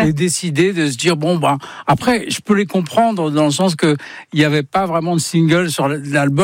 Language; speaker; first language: French; native; French